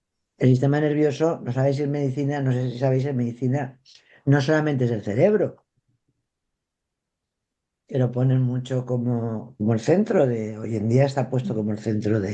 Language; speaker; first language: Spanish; native; Spanish